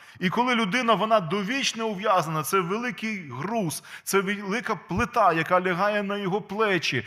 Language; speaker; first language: Ukrainian; non-native, local second language; Russian